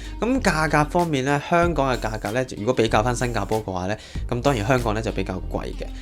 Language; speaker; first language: Cantonese; native; Cantonese